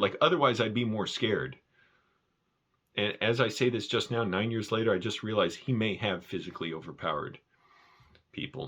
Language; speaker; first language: English; native; English